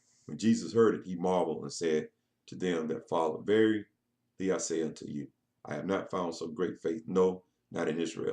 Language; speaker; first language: English; native; English